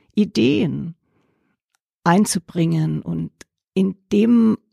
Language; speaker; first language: German; native; German